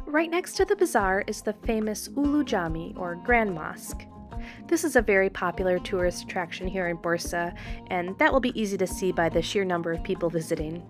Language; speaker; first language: English; native; English